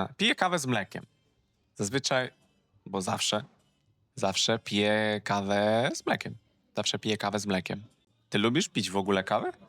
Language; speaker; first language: Polish; native; Polish